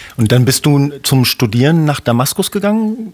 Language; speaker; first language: German; native; German